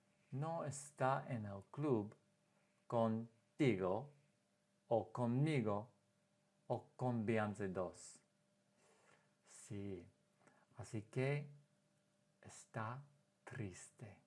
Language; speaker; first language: Spanish; non-native, fluent; English